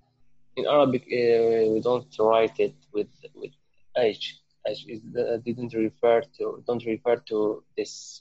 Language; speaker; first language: English; non-native, local second language; Arabic